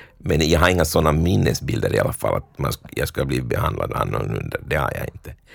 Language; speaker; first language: Swedish; native; Swedish